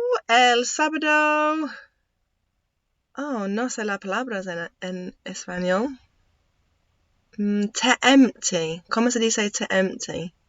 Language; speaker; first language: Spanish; non-native, learner; English